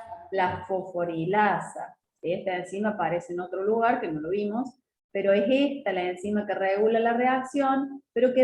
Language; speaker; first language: Spanish; native; Spanish